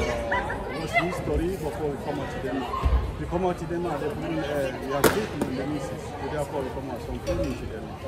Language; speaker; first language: Danish; non-native, learner; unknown